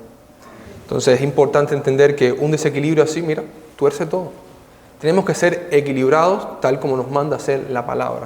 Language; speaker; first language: Spanish; native; Spanish